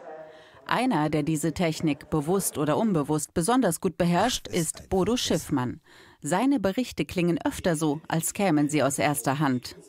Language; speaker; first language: German; native; German